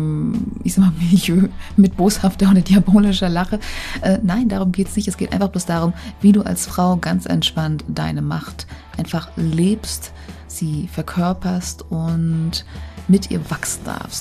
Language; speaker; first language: German; native; German